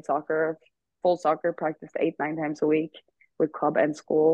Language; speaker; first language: English; non-native, fluent; Swedish